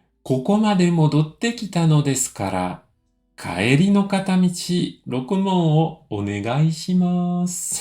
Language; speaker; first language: Japanese; non-native, fluent; French